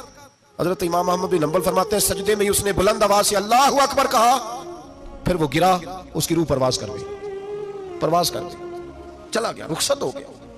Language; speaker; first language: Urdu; non-native, local second language; Punjabi